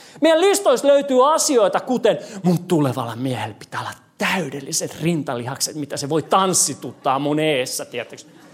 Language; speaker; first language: Finnish; non-native, fluent; English